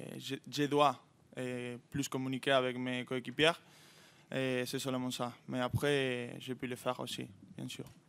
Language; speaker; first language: French; non-native, fluent; Spanish